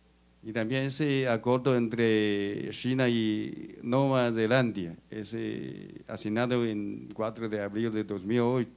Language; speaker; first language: Spanish; non-native, fluent; Chinese